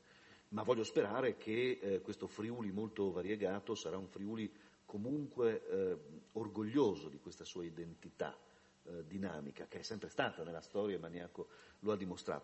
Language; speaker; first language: Italian; native; Italian